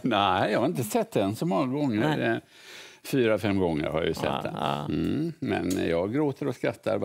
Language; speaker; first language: Swedish; native; Swedish